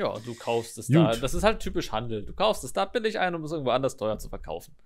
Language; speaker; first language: German; native; German